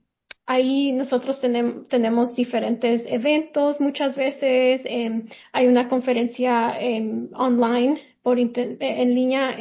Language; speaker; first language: Spanish; early bilingual, heritage; Spanish